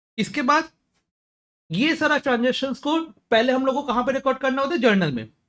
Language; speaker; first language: Hindi; non-native, local second language; Bangla